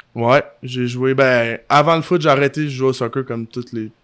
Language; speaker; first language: French; native; French